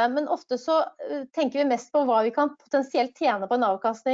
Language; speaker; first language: Norwegian; native; Norwegian